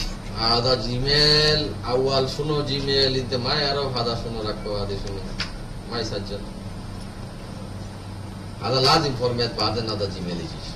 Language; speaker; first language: Arabic; non-native, learner; Bangla